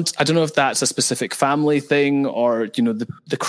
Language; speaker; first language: English; native; English